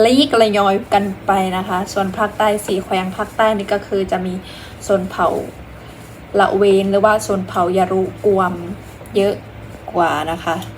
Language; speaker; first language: Thai; non-native, fluent; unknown